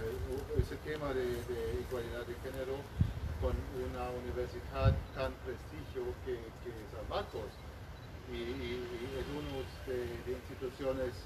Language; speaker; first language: Spanish; non-native, learner; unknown